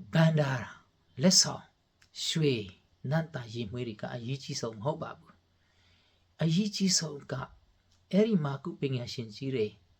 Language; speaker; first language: Burmese; non-native, local second language; Tedim Chin